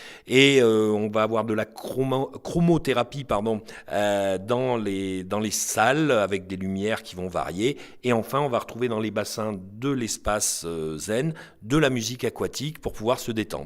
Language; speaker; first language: French; native; French